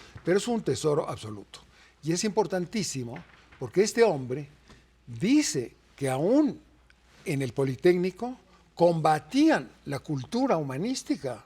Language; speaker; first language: Spanish; native; Spanish